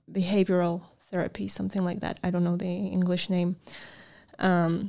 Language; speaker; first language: English; non-native, fluent; Polish